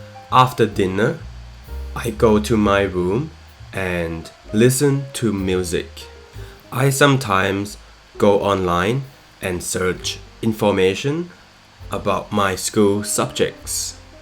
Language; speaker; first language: English; non-native, fluent; Thai